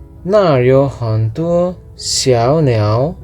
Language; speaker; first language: Chinese; non-native, fluent; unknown